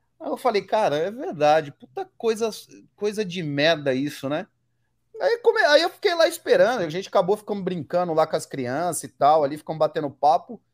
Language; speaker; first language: Portuguese; native; Portuguese